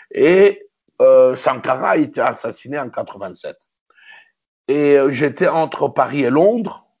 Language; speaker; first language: French; non-native, local second language; Luba-Lulua